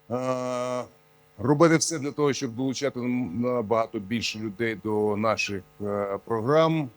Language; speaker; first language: Ukrainian; non-native, local second language; Russian